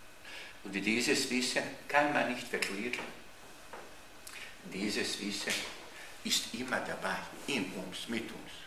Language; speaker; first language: German; non-native, fluent; Bosnian